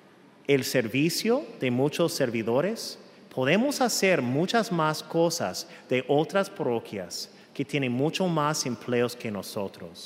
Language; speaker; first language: Spanish; non-native, fluent; English